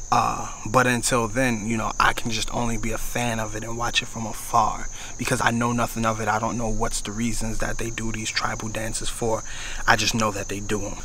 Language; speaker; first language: English; native; English